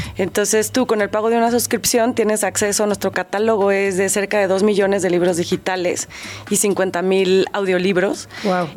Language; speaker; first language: Spanish; native; Spanish